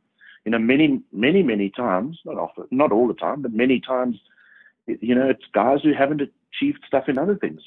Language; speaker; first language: English; native; English